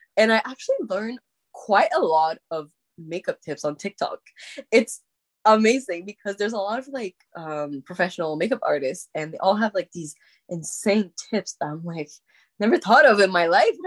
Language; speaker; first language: English; non-native, fluent; French